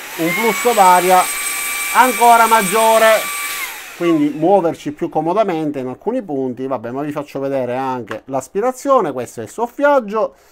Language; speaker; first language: Italian; native; Italian